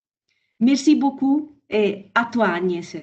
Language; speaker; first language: French; non-native, fluent; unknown